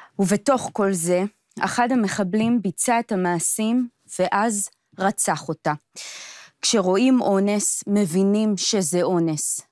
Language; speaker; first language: Hebrew; native; Hebrew